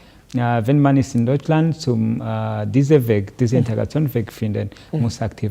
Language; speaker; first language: German; non-native, learner; Kinyarwanda